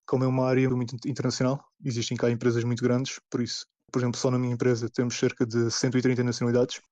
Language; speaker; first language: Portuguese; native; Portuguese